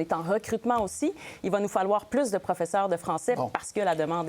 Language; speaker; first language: French; native; French